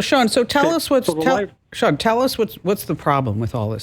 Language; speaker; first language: English; native; English